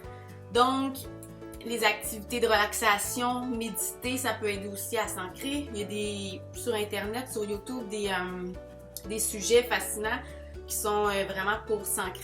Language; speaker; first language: French; native; French